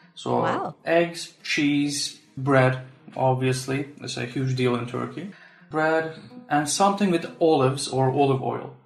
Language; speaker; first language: English; non-native, fluent; Turkish